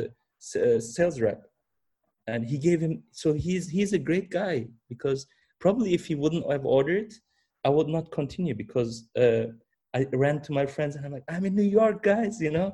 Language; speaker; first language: English; early bilingual, other home language; German